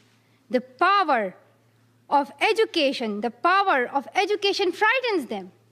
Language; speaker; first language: English; non-native, local second language; Pashto